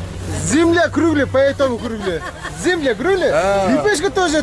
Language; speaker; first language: Russian; non-native, learner; French